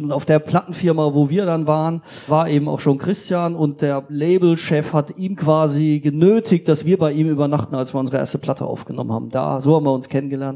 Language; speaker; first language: German; native; German